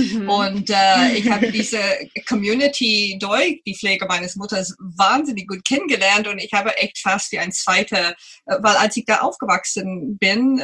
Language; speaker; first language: German; non-native, fluent; English